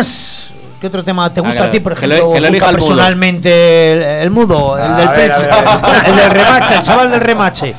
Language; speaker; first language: Spanish; native; Spanish